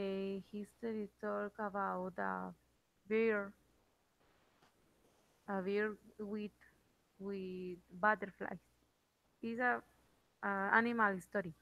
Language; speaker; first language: English; non-native, learner; Spanish